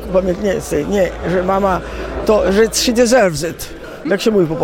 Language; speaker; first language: Polish; early bilingual, heritage; Italian